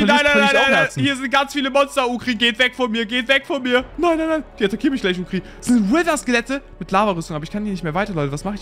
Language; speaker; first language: German; native; German